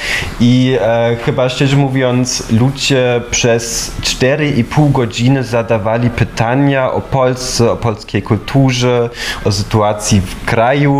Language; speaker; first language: Polish; non-native, fluent; German